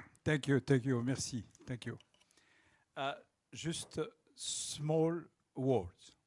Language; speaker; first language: English; non-native, local second language; French